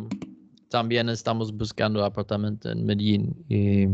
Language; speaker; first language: Spanish; non-native, fluent; Swedish